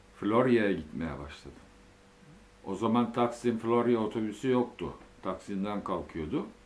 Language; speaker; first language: Turkish; early bilingual, other home language; Finnish